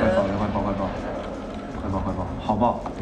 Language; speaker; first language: Chinese; native; Chinese